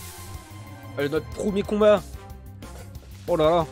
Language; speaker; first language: French; native; French